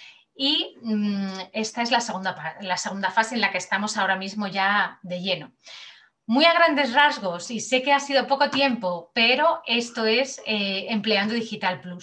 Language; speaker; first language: Spanish; native; Spanish